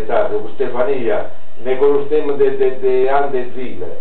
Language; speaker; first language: Romanian; non-native, learner; Italian